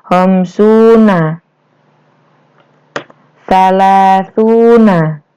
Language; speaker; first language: Arabic; non-native, learner; Indonesian